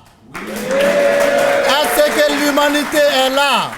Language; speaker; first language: French; non-native, local second language; Mandingo